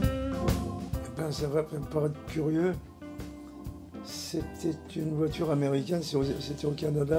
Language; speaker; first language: French; native; French